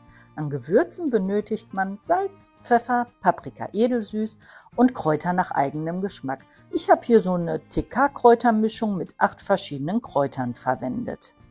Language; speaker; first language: German; native; German